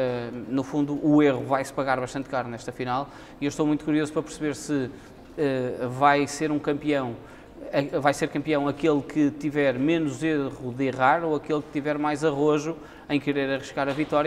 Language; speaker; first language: Portuguese; native; Portuguese